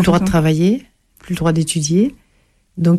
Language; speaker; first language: French; native; French